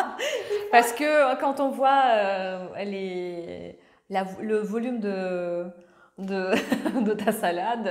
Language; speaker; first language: French; non-native, fluent; Ukrainian